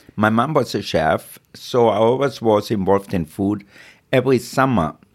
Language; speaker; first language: English; non-native, fluent; German